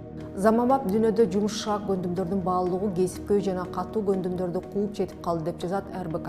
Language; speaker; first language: Kyrgyz; native; Kyrgyz